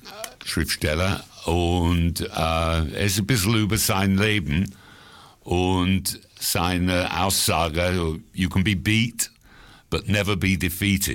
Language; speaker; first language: German; non-native, fluent; English